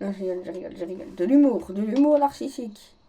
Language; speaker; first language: French; native; French